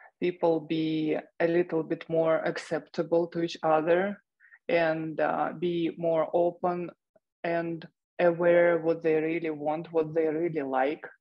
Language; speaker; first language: English; non-native, fluent; Russian